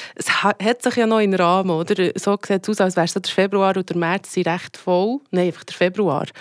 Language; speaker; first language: German; native; German